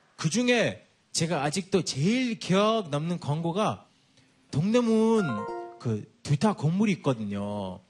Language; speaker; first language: Korean; non-native, fluent; English